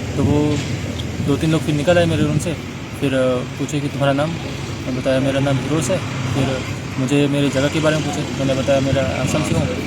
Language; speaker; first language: Hindi; non-native, local second language; Assamese